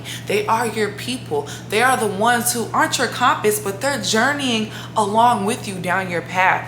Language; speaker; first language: English; native; English